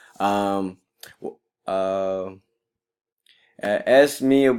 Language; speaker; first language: Spanish; non-native, learner; English